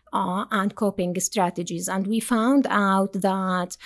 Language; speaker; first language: English; non-native, fluent; Arabic